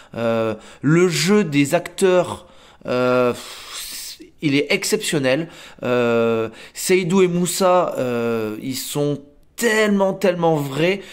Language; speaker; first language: French; native; French